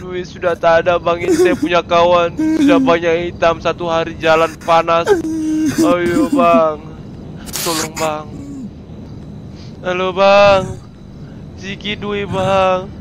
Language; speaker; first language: Malay; native; Malay